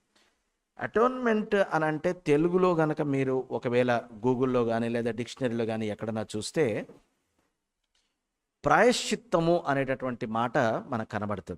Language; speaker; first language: Telugu; native; Telugu